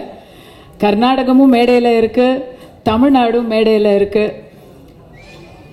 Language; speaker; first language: Tamil; native; Tamil